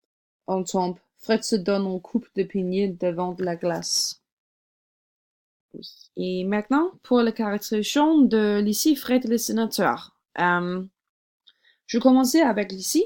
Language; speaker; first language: French; non-native, learner; English